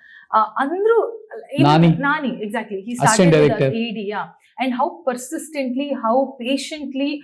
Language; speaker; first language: Telugu; non-native, learner; Kannada